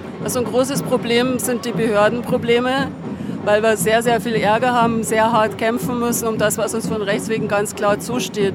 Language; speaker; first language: German; native; German